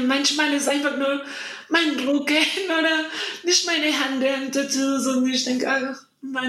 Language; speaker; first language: German; non-native, learner; Spanish